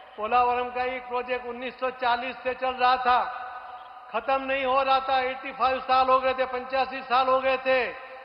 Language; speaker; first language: Hindi; non-native, local second language; Marathi